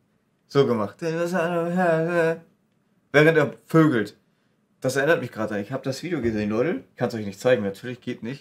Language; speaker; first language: German; native; German